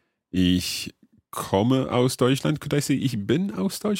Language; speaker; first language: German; non-native, learner; English